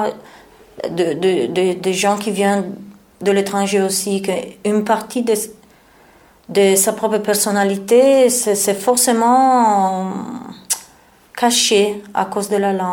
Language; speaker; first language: French; non-native, learner; Italian